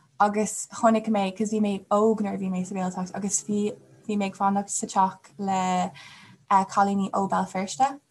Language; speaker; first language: Irish; non-native, local second language; English